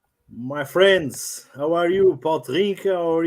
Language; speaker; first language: English; non-native, learner; Portuguese